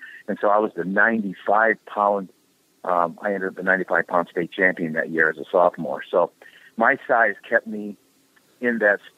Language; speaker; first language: English; native; English